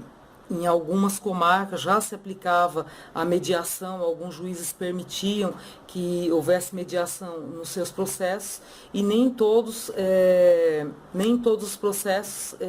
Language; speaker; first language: Portuguese; native; Portuguese